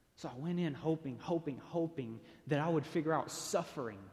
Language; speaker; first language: English; native; English